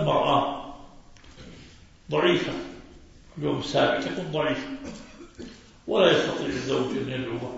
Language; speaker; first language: Arabic; native; Arabic